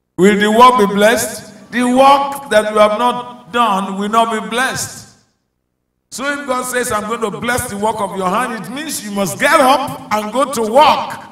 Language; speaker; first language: English; non-native, local second language; Yoruba